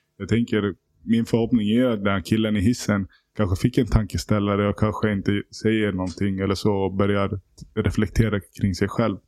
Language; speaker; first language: Swedish; native; Swedish